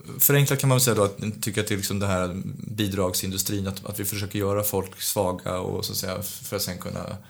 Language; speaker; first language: Swedish; early bilingual, other home language; Romanian